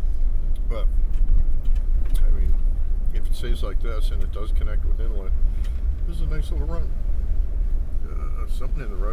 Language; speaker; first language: English; native; English